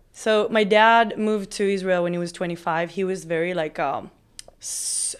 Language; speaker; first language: English; non-native, fluent; Hebrew